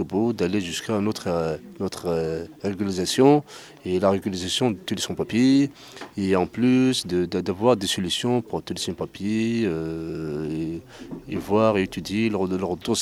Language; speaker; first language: French; non-native, fluent; Arabic